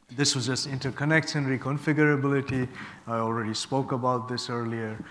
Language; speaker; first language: English; non-native, local second language; Bangla